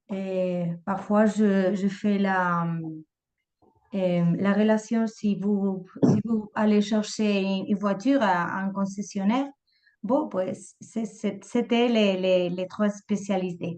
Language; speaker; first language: French; non-native, fluent; Spanish